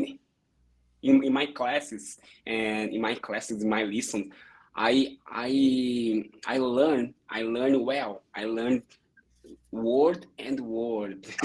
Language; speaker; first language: English; non-native, learner; Portuguese